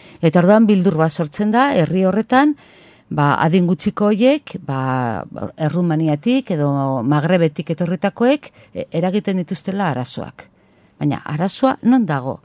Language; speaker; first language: Basque; non-native, local second language; Spanish